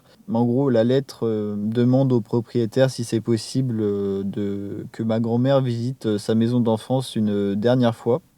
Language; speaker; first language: French; native; French